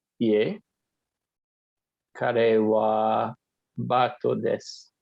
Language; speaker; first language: Japanese; non-native, learner; English